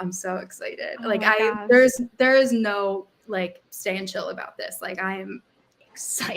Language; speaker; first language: English; native; English